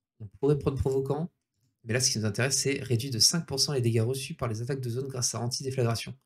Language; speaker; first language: French; native; French